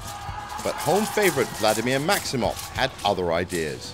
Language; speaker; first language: English; native; English